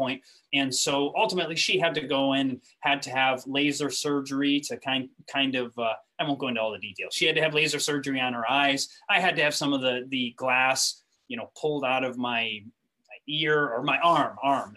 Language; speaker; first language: English; native; English